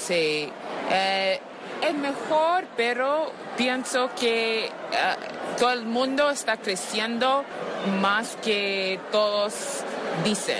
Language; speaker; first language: Spanish; non-native, learner; English